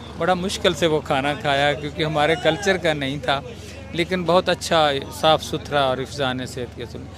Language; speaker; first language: Urdu; non-native, local second language; Punjabi